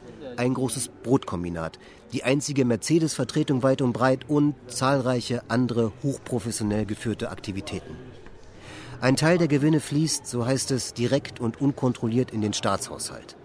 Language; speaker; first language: German; native; German